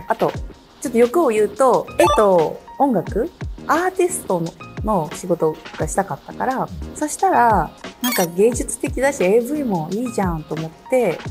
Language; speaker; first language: Japanese; native; Japanese